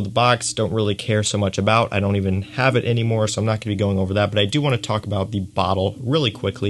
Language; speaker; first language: English; native; English